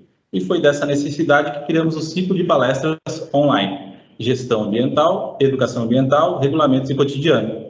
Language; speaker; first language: Portuguese; native; Portuguese